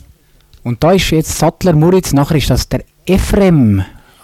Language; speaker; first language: German; native; German